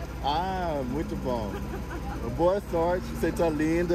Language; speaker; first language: Portuguese; non-native, learner; English